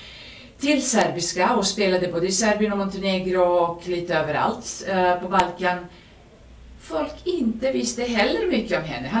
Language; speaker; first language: Swedish; non-native, fluent; Serbian